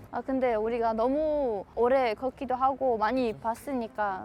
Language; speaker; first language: Korean; non-native, fluent; Polish